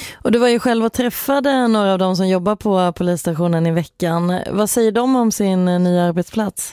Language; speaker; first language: Swedish; native; Swedish